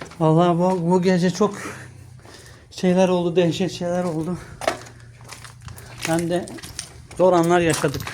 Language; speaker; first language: Turkish; native; Turkish